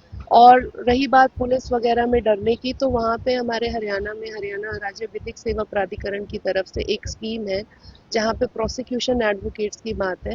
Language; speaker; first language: Hindi; native; Hindi